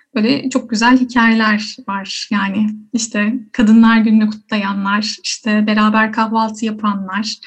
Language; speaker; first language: Turkish; native; Turkish